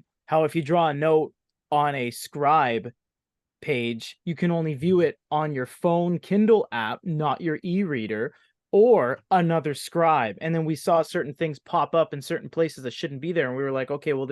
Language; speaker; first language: English; native; English